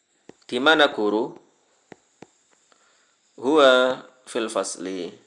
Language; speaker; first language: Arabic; non-native, fluent; Indonesian